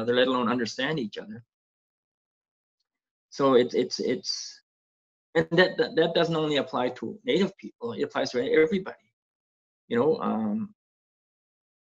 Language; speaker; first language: English; non-native, fluent; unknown